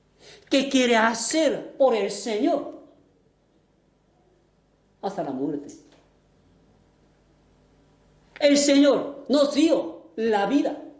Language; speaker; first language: Spanish; non-native, fluent; Korean